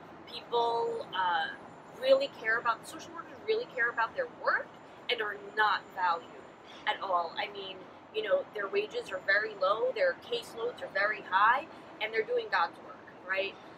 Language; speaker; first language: English; early bilingual, other home language; Spanish